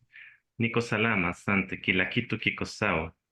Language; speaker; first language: Swahili; non-native, learner; Spanish